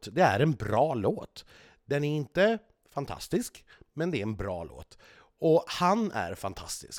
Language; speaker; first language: Swedish; native; Swedish